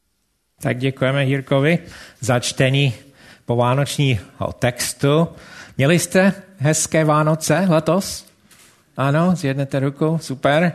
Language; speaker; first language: Czech; non-native, fluent; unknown